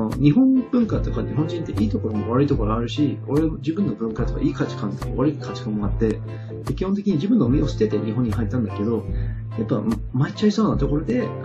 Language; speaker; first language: Japanese; non-native, fluent; English